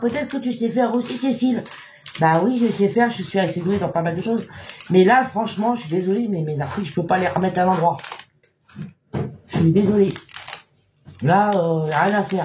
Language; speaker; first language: French; native; French